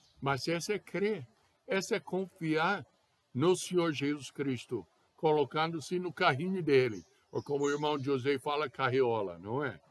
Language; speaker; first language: Portuguese; non-native, fluent; English